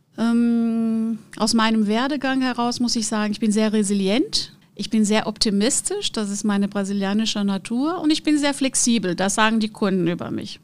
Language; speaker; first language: German; non-native, fluent; Portuguese